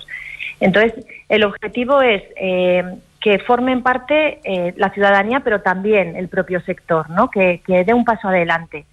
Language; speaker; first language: Spanish; native; Spanish